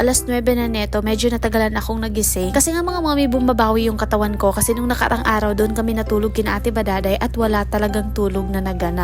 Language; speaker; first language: Filipino; non-native, local second language; Cebuano